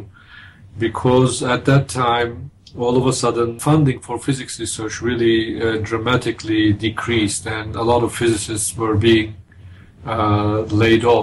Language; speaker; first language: English; non-native, fluent; Turkish